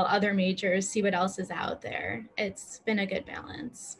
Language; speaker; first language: English; native; English